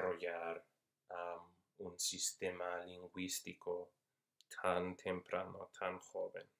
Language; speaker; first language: Spanish; non-native, fluent; English